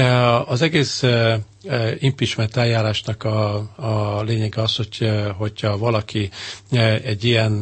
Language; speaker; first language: Hungarian; native; Hungarian